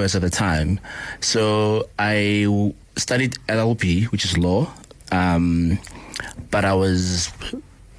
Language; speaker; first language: English; non-native, local second language; Northern Sotho